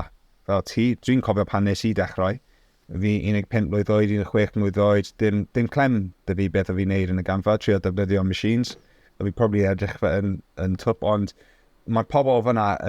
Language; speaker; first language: Welsh; non-native, local second language; English